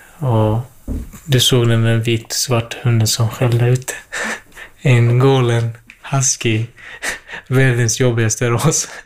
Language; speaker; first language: Swedish; non-native, fluent; Central Kurdish